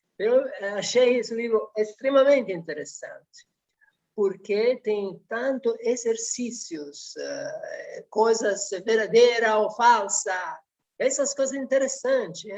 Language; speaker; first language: Portuguese; non-native, fluent; Italian